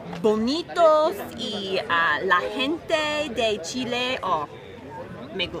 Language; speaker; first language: Spanish; non-native, learner; English